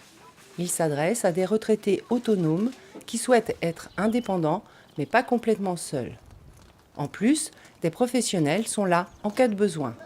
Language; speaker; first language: French; native; French